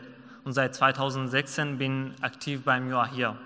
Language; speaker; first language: German; non-native, learner; Persian